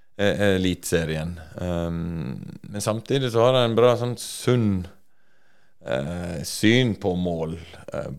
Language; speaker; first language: Norwegian; native; Norwegian